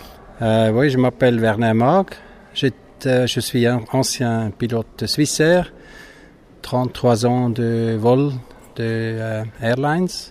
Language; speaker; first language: French; non-native, fluent; German